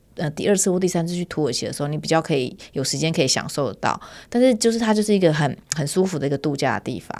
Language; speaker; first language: Chinese; native; Chinese